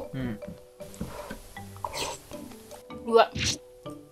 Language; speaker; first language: Japanese; non-native, learner; Chinese